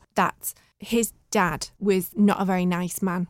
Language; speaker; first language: English; native; English